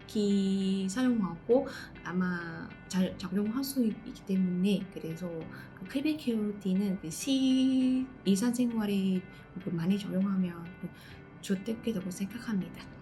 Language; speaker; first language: Korean; non-native, learner; Vietnamese